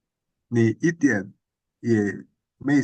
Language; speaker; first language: Chinese; non-native, learner; Indonesian